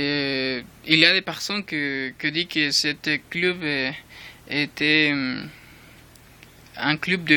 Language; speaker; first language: French; non-native, learner; Spanish